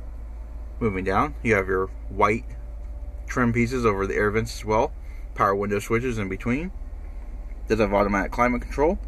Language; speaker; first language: English; native; English